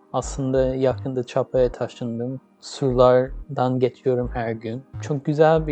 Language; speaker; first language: Turkish; early bilingual, heritage; English